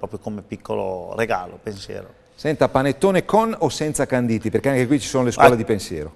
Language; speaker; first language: Italian; native; Italian